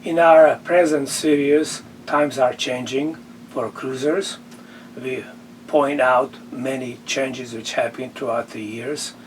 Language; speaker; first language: English; non-native, fluent; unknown